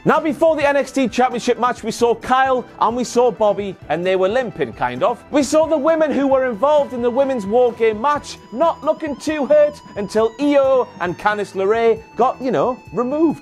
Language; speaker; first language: English; native; English